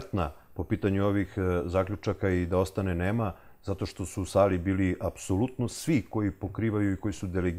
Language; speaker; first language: Serbian; native; Serbian